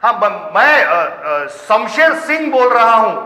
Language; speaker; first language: Hindi; non-native, local second language; Marathi